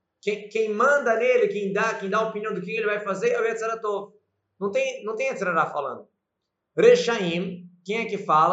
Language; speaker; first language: Portuguese; native; Portuguese